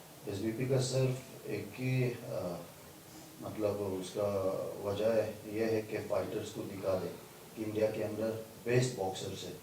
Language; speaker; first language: Hindi; non-native, fluent; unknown